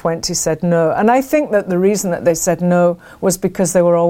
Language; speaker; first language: English; native; English